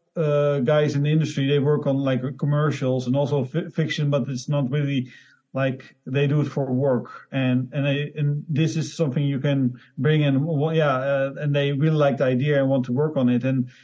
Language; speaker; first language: English; non-native, learner; Dutch